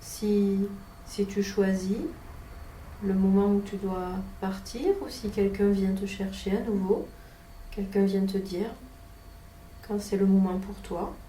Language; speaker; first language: French; native; French